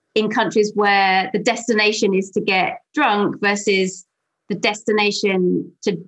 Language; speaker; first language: English; native; English